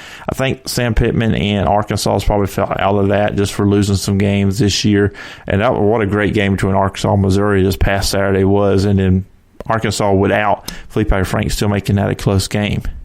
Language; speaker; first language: English; native; English